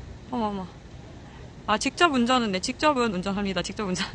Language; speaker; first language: Korean; native; Korean